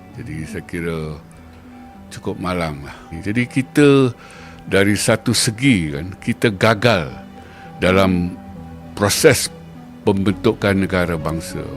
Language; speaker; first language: Malay; native; Malay